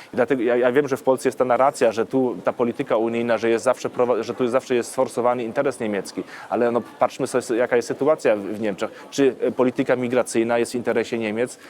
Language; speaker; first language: Polish; early bilingual, heritage; Polish